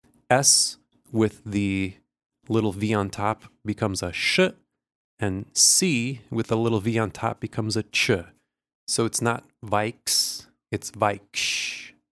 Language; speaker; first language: English; early bilingual, other home language; Lithuanian